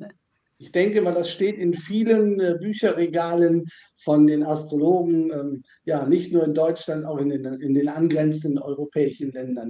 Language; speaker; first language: German; native; German